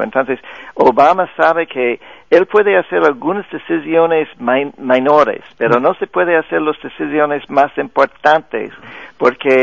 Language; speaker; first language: Spanish; non-native, fluent; English